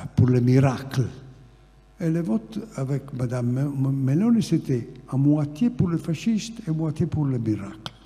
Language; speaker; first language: French; non-native, fluent; Italian